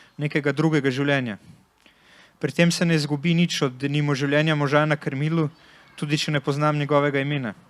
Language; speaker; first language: Slovenian; early bilingual, other home language; Bosnian